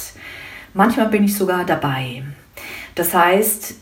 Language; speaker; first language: German; native; German